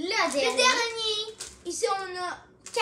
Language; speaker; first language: French; non-native, local second language; English